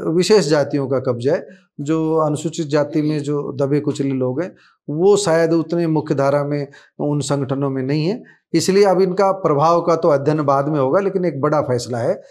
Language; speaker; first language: Hindi; native; Hindi